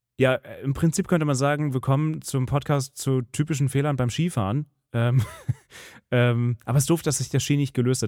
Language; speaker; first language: German; native; German